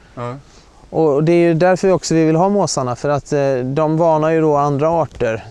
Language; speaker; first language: Swedish; native; Swedish